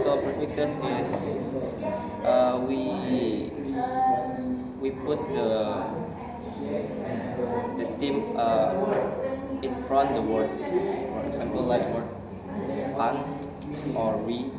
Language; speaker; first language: English; non-native, learner; Indonesian